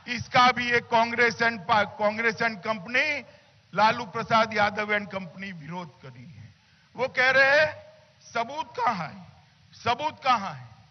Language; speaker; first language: Hindi; non-native, local second language; Gujarati